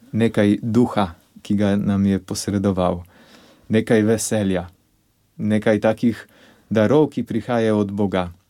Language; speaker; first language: Slovenian; non-native, fluent; Polish